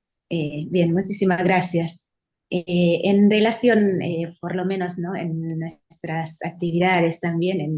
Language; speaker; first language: Spanish; non-native, learner; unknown